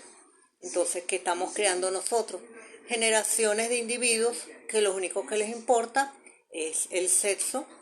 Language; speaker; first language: Spanish; native; Spanish